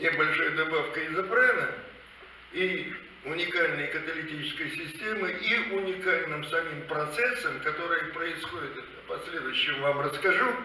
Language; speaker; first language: Russian; native; Russian